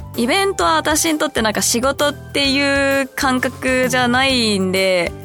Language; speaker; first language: Japanese; early bilingual, heritage; Japanese